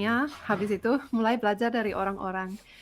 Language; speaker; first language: Indonesian; non-native, fluent; Finnish